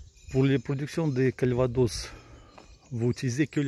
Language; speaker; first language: French; non-native, learner; Russian